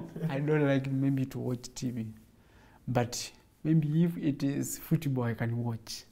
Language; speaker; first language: English; non-native, local second language; Kamba